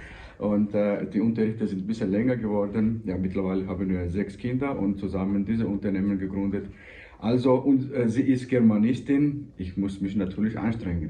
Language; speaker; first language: German; non-native, fluent; Georgian